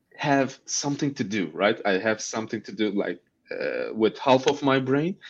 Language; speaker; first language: English; non-native, fluent; Turkish